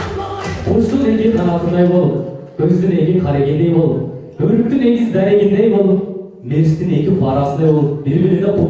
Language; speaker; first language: Kyrgyz; native; Kyrgyz